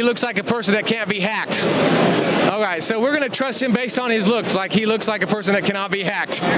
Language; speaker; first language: English; native; English